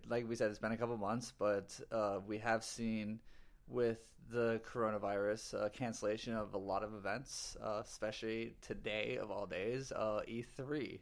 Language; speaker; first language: English; native; English